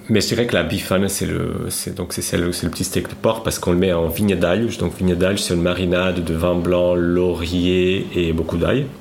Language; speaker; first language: French; non-native, fluent; Portuguese